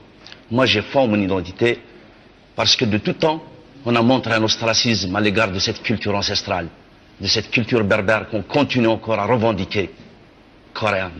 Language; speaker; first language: French; non-native, local second language; Kabyle